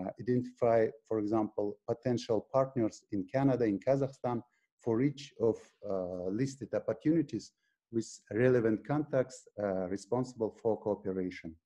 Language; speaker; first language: English; non-native, fluent; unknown